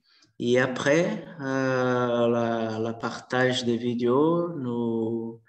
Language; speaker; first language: French; non-native, learner; Portuguese